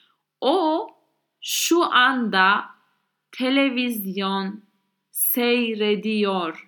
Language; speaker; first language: Turkish; non-native, learner; English